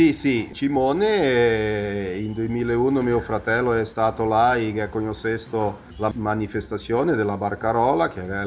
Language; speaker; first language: Italian; early bilingual, heritage; Portuguese